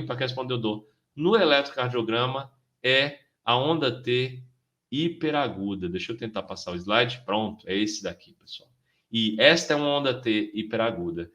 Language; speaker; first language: Portuguese; native; Portuguese